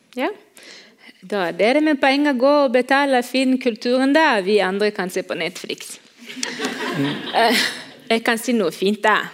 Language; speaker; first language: Norwegian; non-native, fluent; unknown